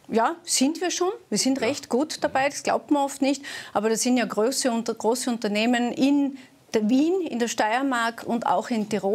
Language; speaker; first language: German; native; German